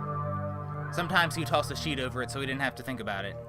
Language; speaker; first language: English; native; English